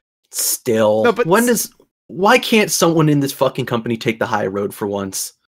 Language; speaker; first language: English; native; English